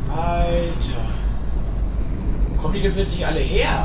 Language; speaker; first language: German; native; German